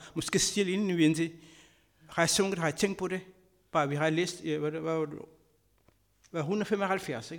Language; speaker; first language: Danish; non-native, fluent; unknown